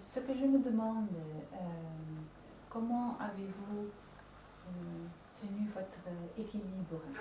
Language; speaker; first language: French; non-native, fluent; Dutch